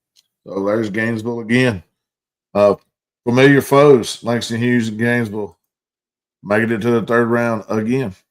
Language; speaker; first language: English; native; English